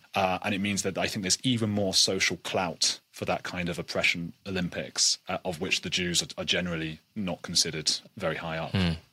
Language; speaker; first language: English; native; English